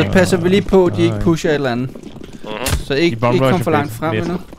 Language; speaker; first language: Danish; native; Danish